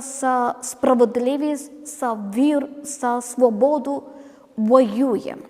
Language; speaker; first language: Ukrainian; non-native, learner; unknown